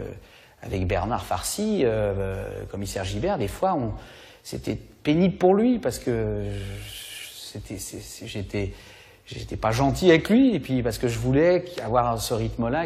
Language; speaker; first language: French; native; French